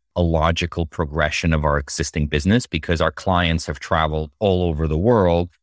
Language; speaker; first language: English; early bilingual, other home language; Russian